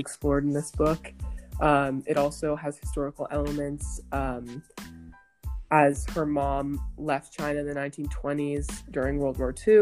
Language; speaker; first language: English; native; English